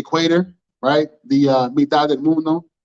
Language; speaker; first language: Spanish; non-native, learner; English